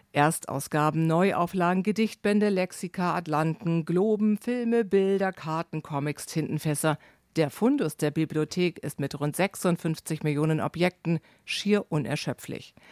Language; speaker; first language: German; native; German